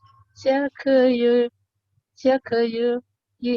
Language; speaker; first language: Chinese; non-native, learner; Indonesian